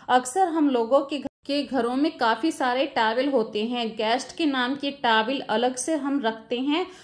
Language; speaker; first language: Hindi; native; Hindi